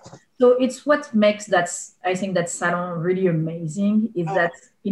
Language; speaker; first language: English; non-native, fluent; French